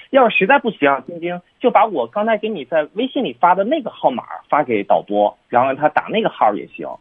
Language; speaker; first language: Chinese; native; Chinese